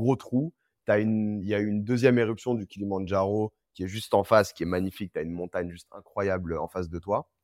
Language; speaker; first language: French; native; French